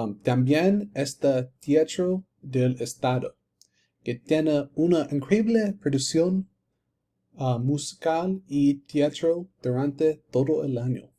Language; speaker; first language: Spanish; non-native, learner; English